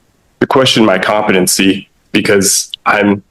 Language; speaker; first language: English; native; English